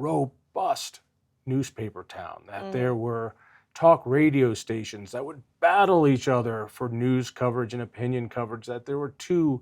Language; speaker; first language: English; native; English